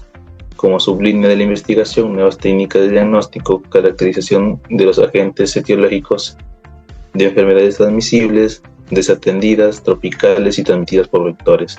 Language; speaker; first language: Spanish; native; Spanish